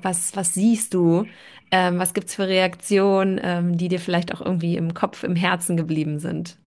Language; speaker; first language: German; native; German